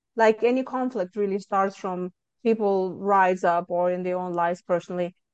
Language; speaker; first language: English; non-native, fluent; Lithuanian